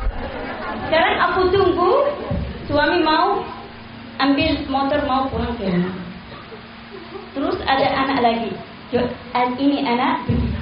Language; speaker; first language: Indonesian; non-native, learner; Arabic